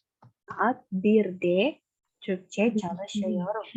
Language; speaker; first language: Turkish; non-native, fluent; Indonesian